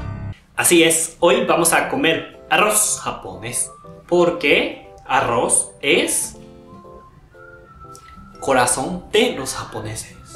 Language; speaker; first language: Spanish; non-native, fluent; Japanese